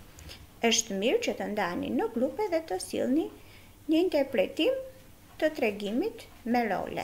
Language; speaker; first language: Albanian; native; Albanian